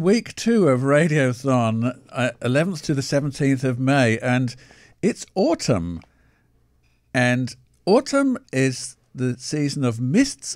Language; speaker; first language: English; native; English